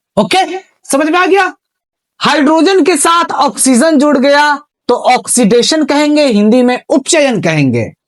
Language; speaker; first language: Hindi; native; Hindi